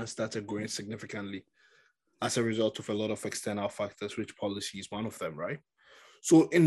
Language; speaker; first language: English; non-native, local second language; Akan